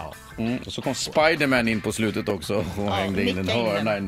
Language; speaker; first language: Swedish; native; Swedish